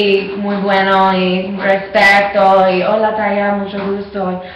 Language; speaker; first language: Spanish; non-native, learner; English